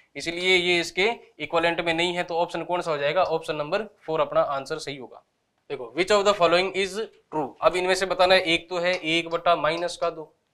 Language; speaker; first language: Hindi; native; Hindi